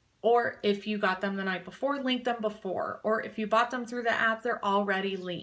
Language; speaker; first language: English; native; English